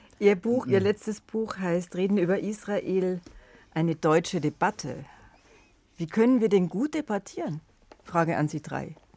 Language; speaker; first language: German; native; German